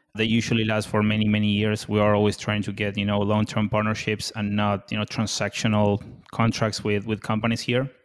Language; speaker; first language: English; non-native, fluent; Spanish